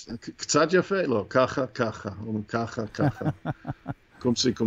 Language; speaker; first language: Hebrew; non-native, fluent; English